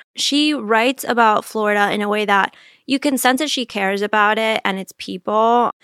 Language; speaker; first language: English; native; English